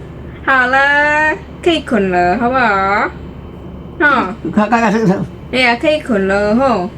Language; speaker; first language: Chinese; non-native, learner; Indonesian